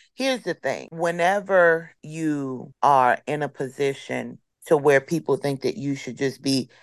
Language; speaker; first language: English; native; English